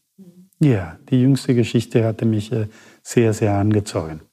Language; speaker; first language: German; non-native, fluent; Spanish